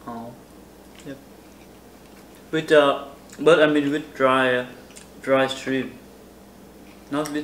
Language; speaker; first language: English; non-native, learner; Vietnamese